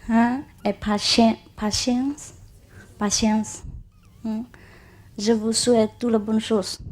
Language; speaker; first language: French; non-native, learner; Chinese